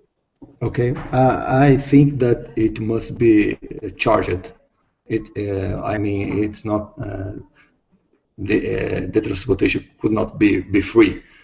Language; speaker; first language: English; non-native, learner; Portuguese